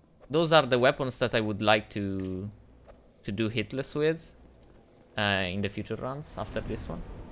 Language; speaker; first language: English; non-native, fluent; Italian